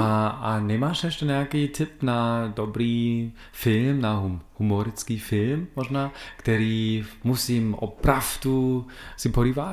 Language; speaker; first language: Czech; non-native, learner; German